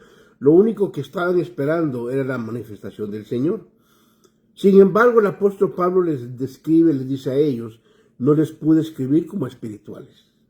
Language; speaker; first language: Spanish; native; Spanish